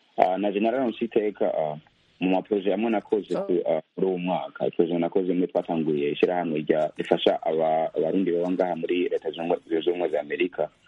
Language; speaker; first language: Rundi; early bilingual, heritage; Rundi